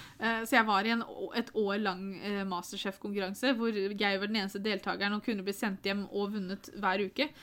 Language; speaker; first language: Norwegian; native; Norwegian